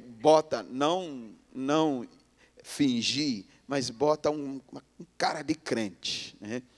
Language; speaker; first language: Portuguese; non-native, fluent; English